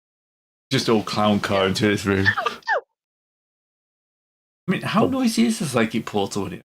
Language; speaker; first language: English; native; English